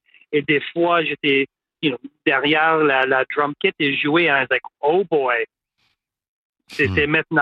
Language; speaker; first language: French; non-native, local second language; English